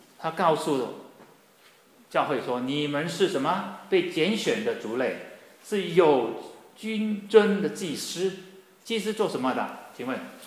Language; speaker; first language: Chinese; native; Chinese